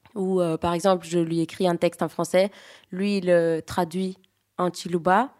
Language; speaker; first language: French; early bilingual, other home language; Greek